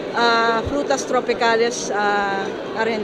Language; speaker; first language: Spanish; non-native, fluent; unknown